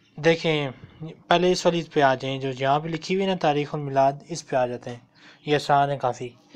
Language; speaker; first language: Urdu; non-native, local second language; Punjabi